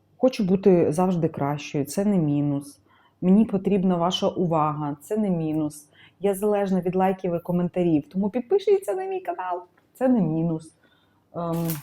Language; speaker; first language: Ukrainian; native; Ukrainian